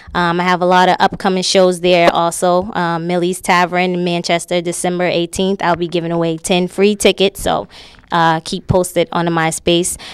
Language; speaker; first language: English; native; English